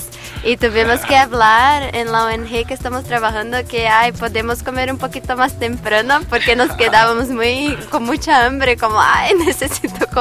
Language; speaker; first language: Spanish; non-native, learner; Portuguese